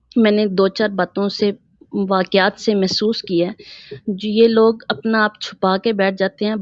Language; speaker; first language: Urdu; native; Urdu